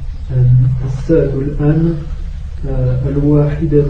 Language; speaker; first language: Arabic; non-native, learner; French